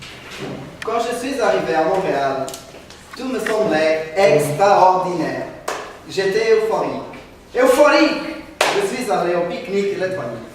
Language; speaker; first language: French; non-native, learner; Spanish